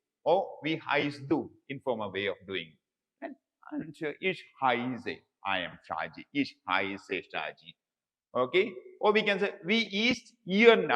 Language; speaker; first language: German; non-native, learner; Malayalam